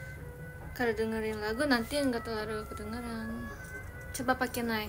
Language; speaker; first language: Indonesian; early bilingual, heritage; Indonesian